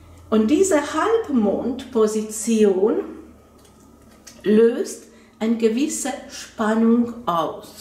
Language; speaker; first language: German; non-native, fluent; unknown